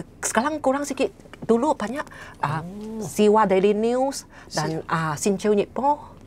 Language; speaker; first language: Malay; non-native, local second language; Chinese